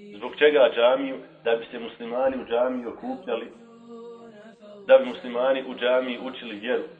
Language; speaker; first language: Bosnian; native; Bosnian